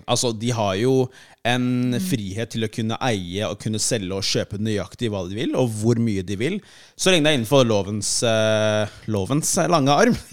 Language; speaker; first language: Norwegian; early bilingual, other home language; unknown